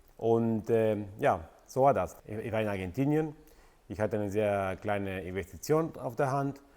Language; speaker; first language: German; non-native, fluent; Spanish